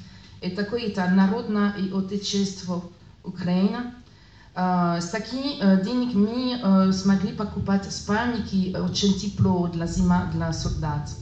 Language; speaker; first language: Russian; non-native, learner; French